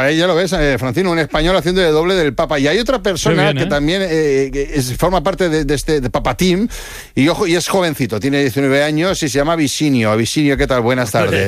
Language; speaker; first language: Spanish; native; Spanish